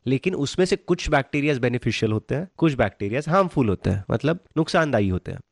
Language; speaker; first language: Hindi; native; Hindi